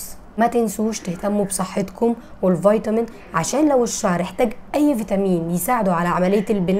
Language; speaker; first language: Arabic; native; Arabic